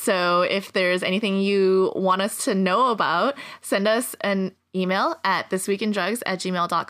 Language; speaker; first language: English; native; English